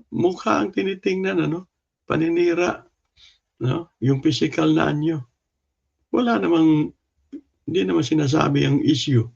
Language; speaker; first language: Filipino; non-native, local second language; Cebuano